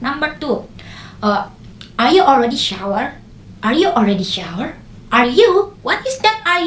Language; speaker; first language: English; non-native, learner; Indonesian